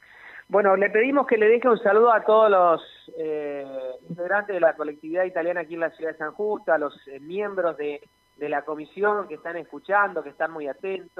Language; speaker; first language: Spanish; native; Spanish